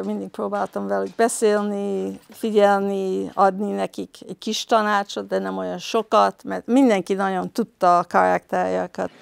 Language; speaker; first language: Hungarian; early bilingual, heritage; Hungarian